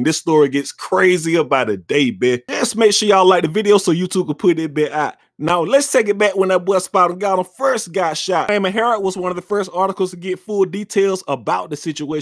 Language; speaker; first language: English; native; English